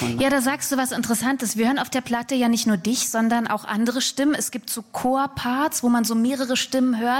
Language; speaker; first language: German; native; German